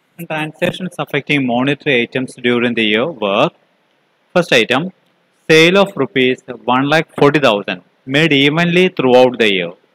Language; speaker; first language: English; non-native, local second language; Malayalam